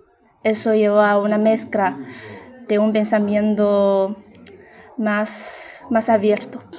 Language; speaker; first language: Spanish; non-native, fluent; Chinese